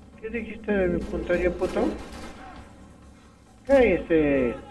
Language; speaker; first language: Spanish; native; Spanish